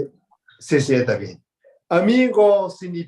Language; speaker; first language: Spanish; non-native, learner; Tibetan